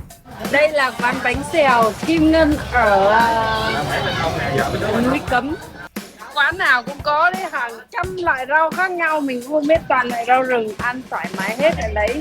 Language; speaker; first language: Vietnamese; native; Vietnamese